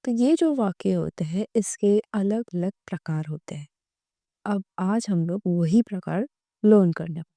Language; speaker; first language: Hindi; non-native, local second language; Marathi